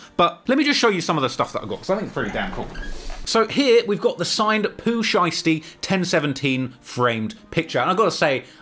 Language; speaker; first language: English; native; English